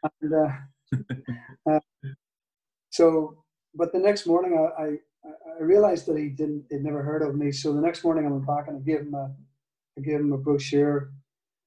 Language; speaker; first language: English; native; English